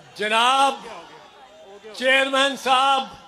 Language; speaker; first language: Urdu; non-native, local second language; Punjabi